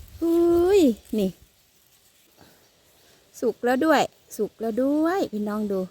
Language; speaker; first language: Thai; native; Thai